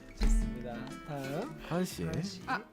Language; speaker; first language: Korean; native; Korean